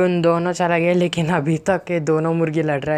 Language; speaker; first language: Hindi; native; Hindi